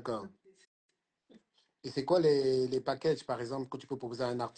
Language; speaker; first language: French; native; French